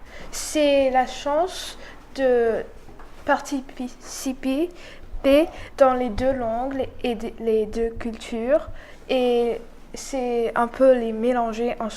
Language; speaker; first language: French; non-native, learner; English